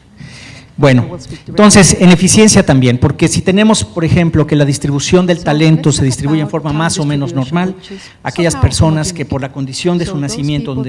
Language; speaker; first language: Spanish; native; Spanish